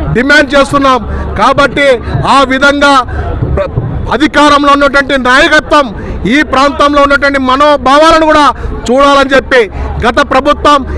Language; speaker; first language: Telugu; native; Telugu